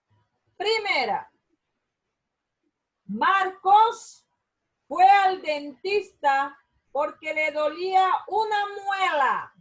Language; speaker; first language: Spanish; non-native, learner; Portuguese